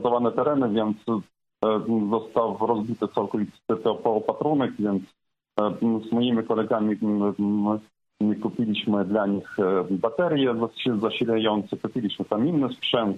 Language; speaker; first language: Polish; non-native, fluent; Ukrainian